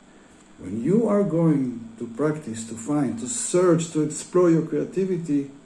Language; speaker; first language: English; non-native, fluent; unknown